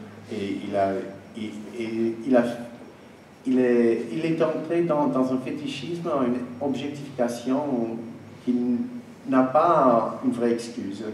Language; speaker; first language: French; non-native, fluent; English